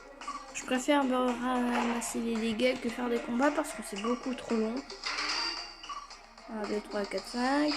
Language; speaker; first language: French; native; French